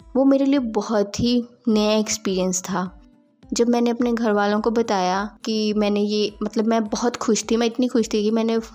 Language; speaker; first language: Hindi; native; Hindi